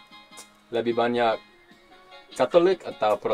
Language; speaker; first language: Indonesian; non-native, learner; English